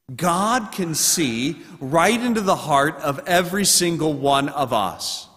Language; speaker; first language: English; native; English